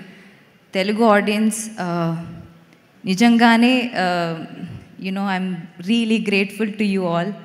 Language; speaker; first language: Telugu; non-native, fluent; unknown